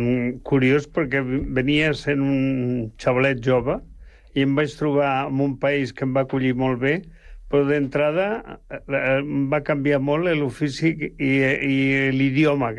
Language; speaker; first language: Catalan; native; Catalan